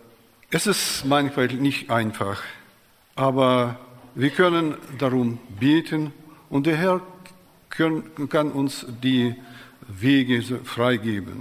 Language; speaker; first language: German; non-native, fluent; Russian